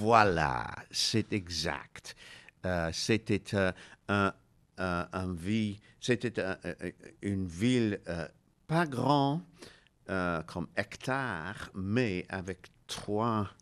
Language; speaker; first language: French; non-native, learner; English